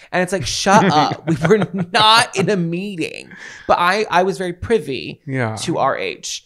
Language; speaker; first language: English; native; English